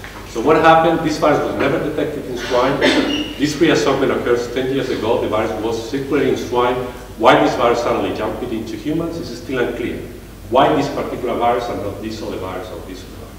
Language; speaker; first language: English; non-native, fluent; Spanish